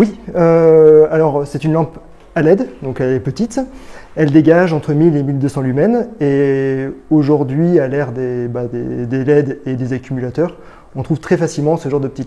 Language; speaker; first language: French; native; French